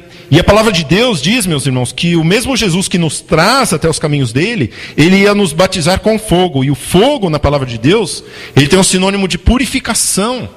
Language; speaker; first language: Portuguese; native; Portuguese